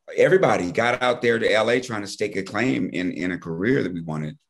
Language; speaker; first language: English; native; English